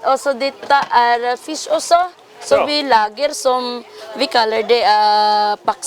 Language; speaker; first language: Norwegian; non-native, learner; Filipino